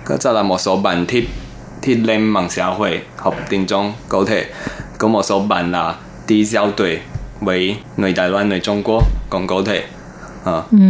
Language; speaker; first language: Vietnamese; non-native, learner; Chinese